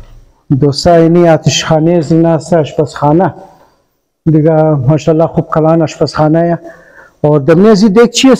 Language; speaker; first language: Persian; early bilingual, heritage; Persian